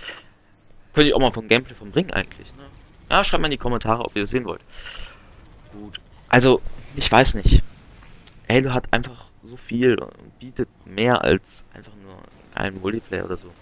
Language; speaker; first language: German; native; German